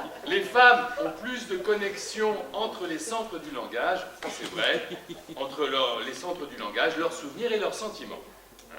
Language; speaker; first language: French; native; French